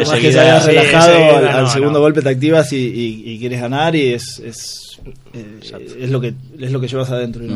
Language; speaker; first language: Spanish; native; Spanish